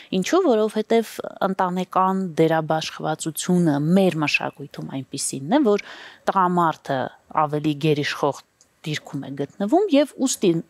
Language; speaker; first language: Armenian; native; Armenian